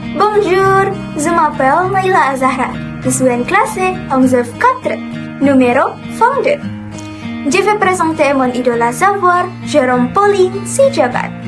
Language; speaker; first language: French; non-native, learner; Indonesian